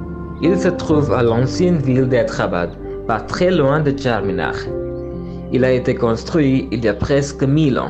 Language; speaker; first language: French; non-native, learner; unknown